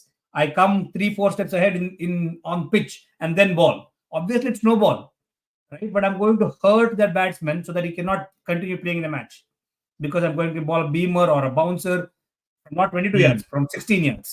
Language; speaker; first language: English; non-native, local second language; Hindi